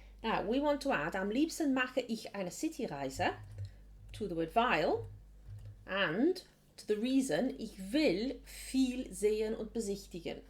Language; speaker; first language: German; non-native, fluent; English